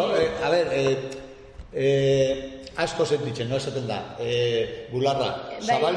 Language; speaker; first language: Basque; non-native, local second language; Spanish